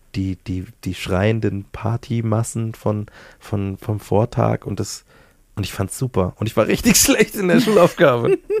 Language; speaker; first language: German; native; German